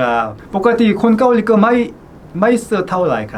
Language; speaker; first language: Thai; non-native, learner; Korean